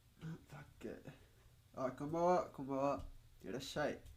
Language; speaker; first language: Japanese; non-native, learner; Spanish